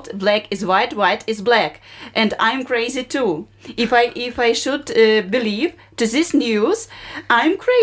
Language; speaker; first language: English; non-native, learner; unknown